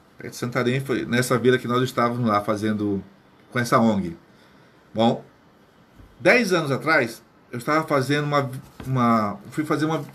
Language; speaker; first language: Portuguese; native; Portuguese